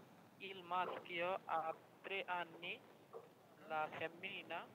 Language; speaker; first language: Italian; non-native, learner; Bangla